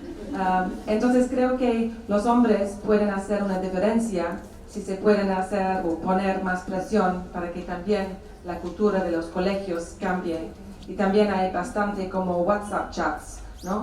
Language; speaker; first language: Spanish; non-native, fluent; English